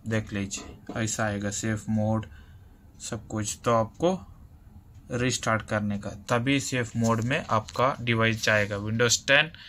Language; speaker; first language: Hindi; non-native, local second language; Kannada